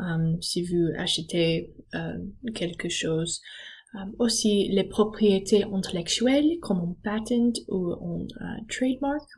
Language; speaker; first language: French; non-native, learner; English